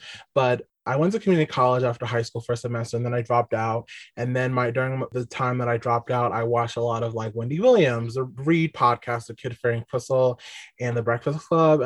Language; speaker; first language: English; native; English